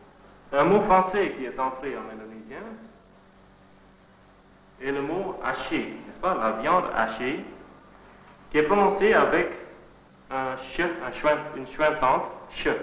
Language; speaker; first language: French; non-native, fluent; Indonesian